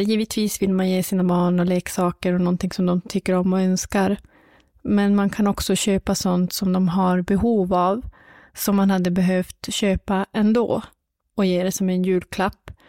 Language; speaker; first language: Swedish; native; Swedish